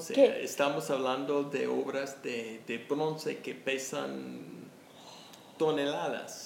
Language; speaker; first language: Spanish; non-native, fluent; English